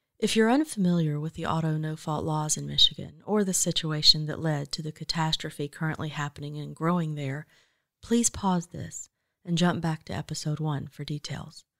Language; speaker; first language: English; native; English